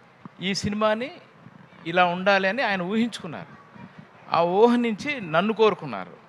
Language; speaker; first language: Telugu; native; Telugu